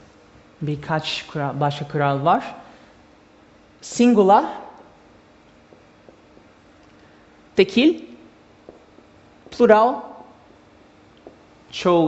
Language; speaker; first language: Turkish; non-native, learner; Portuguese